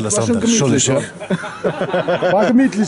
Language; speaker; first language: German; native; German